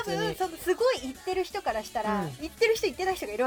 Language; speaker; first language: Japanese; native; Japanese